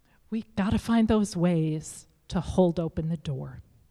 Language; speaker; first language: English; native; English